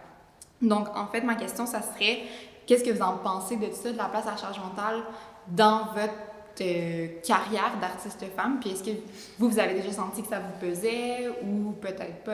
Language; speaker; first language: French; native; French